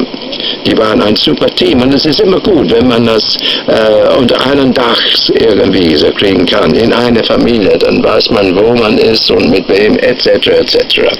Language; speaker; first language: German; non-native, fluent; English